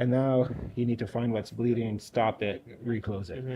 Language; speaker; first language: English; native; English